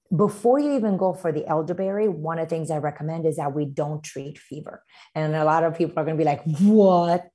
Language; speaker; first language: English; early bilingual, other home language; Romanian